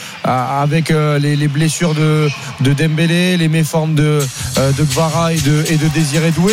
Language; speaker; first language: French; native; French